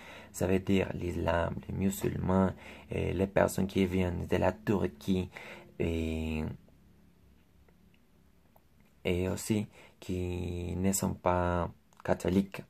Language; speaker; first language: French; non-native, learner; Spanish